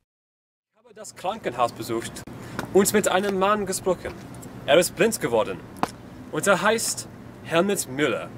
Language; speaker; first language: German; non-native, learner; English